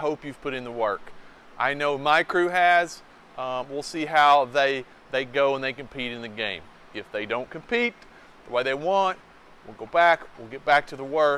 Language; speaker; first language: English; native; English